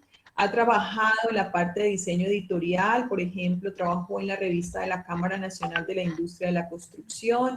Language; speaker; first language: Spanish; native; Spanish